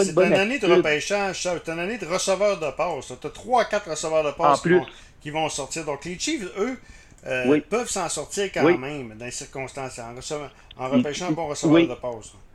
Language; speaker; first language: French; native; French